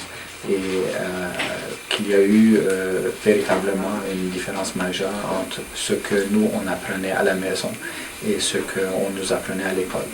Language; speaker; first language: French; early bilingual, other home language; Turkish